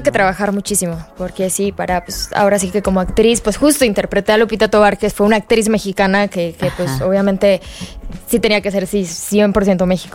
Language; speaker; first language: Spanish; native; Spanish